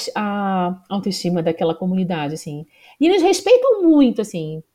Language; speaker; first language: Portuguese; native; Portuguese